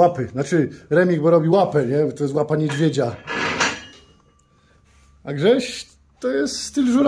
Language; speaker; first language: Polish; native; Polish